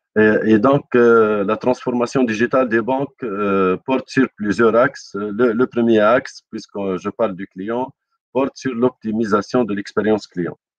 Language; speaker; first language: French; non-native, local second language; Arabic